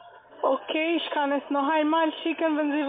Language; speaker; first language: German; non-native, learner; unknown